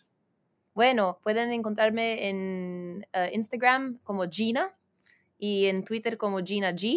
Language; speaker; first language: Spanish; non-native, fluent; Portuguese